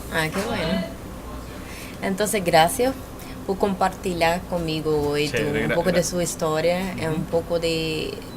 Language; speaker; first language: Spanish; non-native, learner; Portuguese